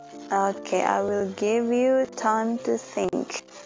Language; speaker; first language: English; non-native, fluent; Indonesian